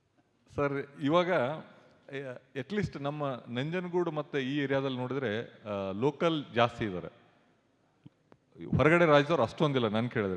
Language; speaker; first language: Kannada; native; Kannada